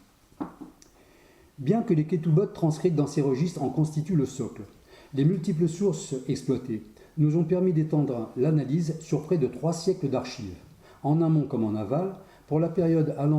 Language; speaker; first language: French; native; French